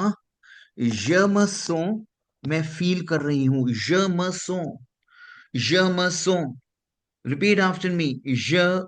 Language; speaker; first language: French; non-native, fluent; Hindi